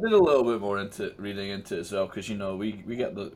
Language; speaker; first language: English; native; English